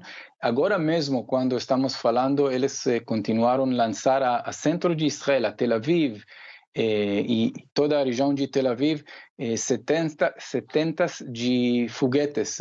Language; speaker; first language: Portuguese; non-native, fluent; Hebrew